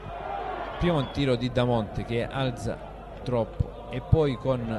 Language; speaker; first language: Italian; native; Italian